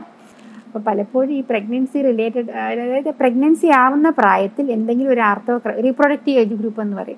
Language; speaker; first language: Malayalam; native; Malayalam